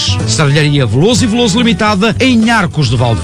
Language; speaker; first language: Portuguese; native; Portuguese